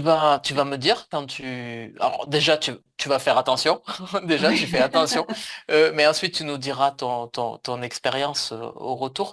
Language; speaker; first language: French; native; French